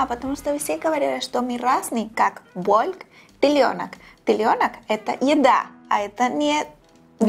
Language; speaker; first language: Russian; non-native, fluent; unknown